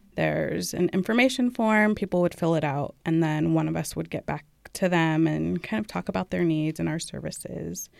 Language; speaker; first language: English; early bilingual, other home language; Amharic